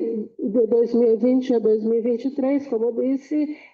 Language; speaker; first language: Portuguese; non-native, fluent; Spanish